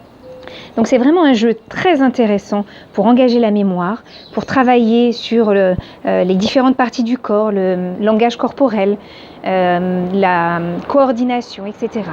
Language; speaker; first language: French; native; French